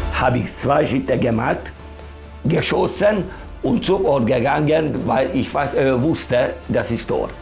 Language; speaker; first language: German; non-native, learner; Hungarian